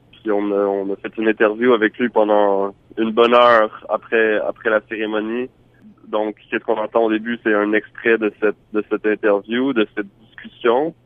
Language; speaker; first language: French; native; French